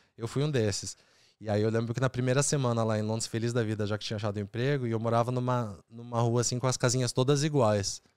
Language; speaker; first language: Portuguese; native; Portuguese